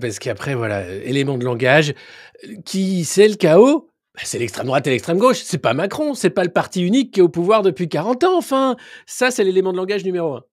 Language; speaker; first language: French; native; French